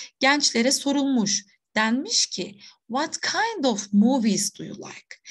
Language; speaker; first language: English; non-native, fluent; Turkish